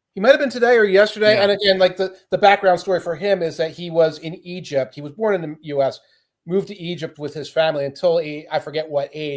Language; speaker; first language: English; native; English